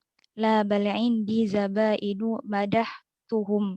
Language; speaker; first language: Arabic; non-native, learner; Indonesian